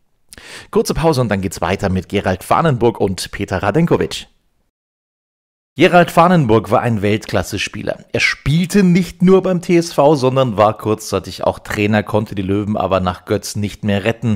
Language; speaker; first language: German; native; German